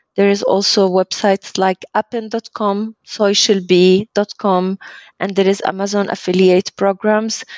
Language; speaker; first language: English; early bilingual, other home language; Arabic